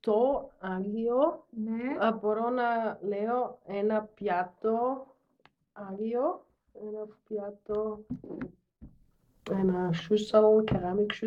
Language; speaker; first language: Greek; non-native, learner; German